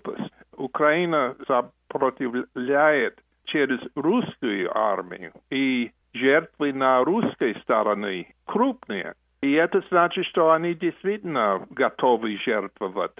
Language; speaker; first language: Russian; non-native, fluent; English